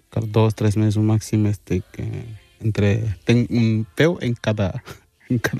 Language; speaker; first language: Catalan; early bilingual, other home language; Wolof